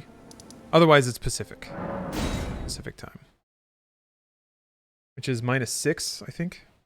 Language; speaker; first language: English; native; English